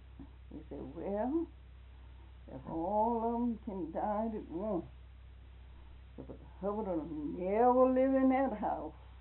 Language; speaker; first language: English; native; English